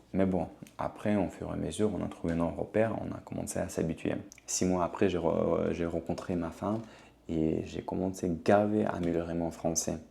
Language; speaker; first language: French; non-native, fluent; Ukrainian